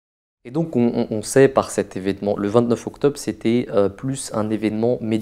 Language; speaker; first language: French; native; French